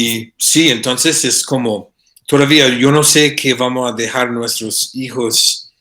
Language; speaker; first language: Spanish; non-native, fluent; English